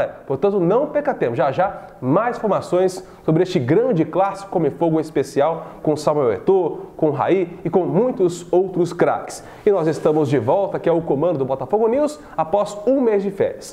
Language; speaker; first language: Portuguese; native; Portuguese